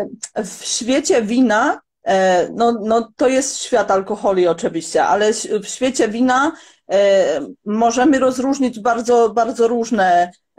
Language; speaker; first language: Polish; non-native, fluent; Croatian